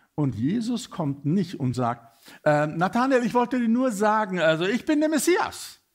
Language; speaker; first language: German; non-native, fluent; Afrikaans